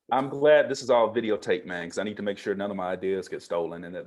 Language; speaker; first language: English; native; English